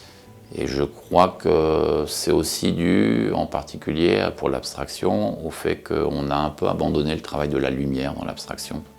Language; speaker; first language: French; native; French